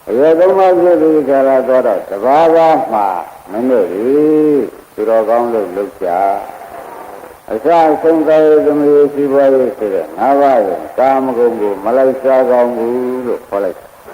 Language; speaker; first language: Burmese; native; Burmese